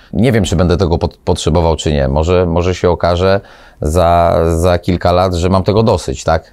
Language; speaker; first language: Polish; native; Polish